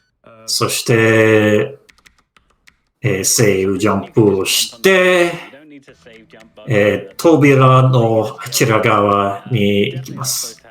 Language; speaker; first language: Japanese; non-native, fluent; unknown